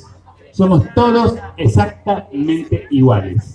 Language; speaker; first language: Spanish; native; Spanish